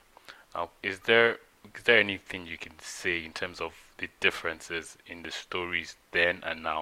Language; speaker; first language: English; non-native, local second language; Yoruba